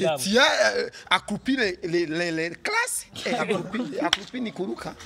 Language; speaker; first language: French; non-native, local second language; Rundi